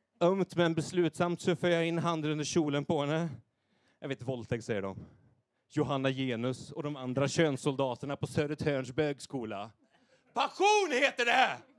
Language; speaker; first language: Swedish; native; Swedish